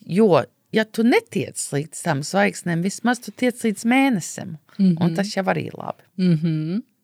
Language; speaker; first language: Latvian; early bilingual, heritage; Latvian